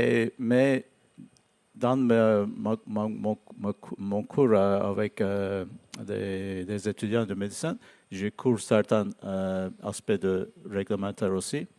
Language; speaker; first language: French; non-native, learner; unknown